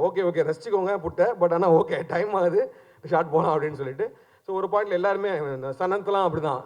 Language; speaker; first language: Tamil; native; Tamil